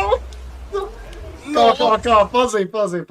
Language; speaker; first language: Portuguese; native; Portuguese